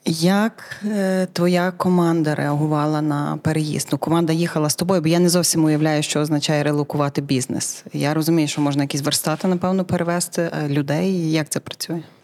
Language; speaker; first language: Ukrainian; native; Ukrainian